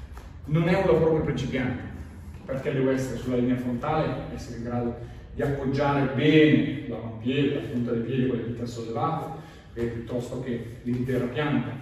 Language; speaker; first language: Italian; native; Italian